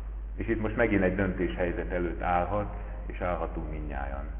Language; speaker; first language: Hungarian; native; Hungarian